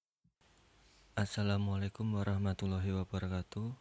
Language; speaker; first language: Indonesian; native; Indonesian